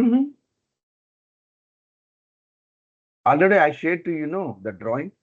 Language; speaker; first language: English; non-native, learner; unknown